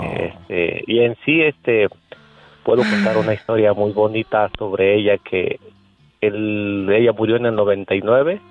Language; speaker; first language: Spanish; native; Spanish